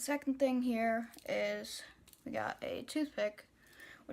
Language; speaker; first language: English; native; English